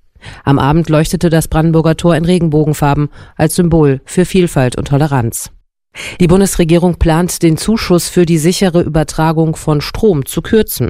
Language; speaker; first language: German; native; German